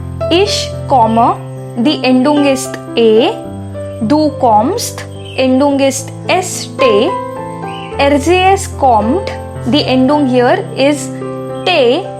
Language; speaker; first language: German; non-native, fluent; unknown